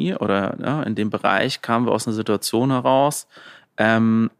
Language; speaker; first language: German; native; German